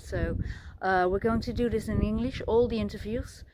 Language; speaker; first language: English; non-native, fluent; Dutch